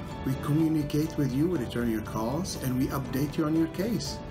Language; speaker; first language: English; non-native, fluent; Arabic